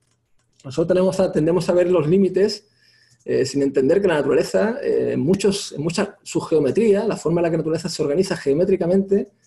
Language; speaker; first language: Spanish; native; Spanish